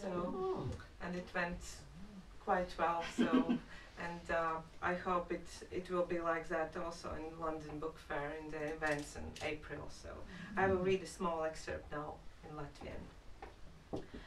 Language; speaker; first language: English; non-native, fluent; Latvian